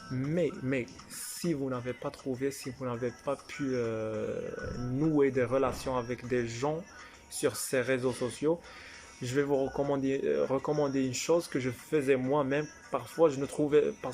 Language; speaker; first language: French; non-native, fluent; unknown